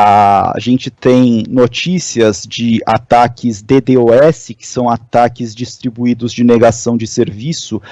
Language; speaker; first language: Portuguese; native; Portuguese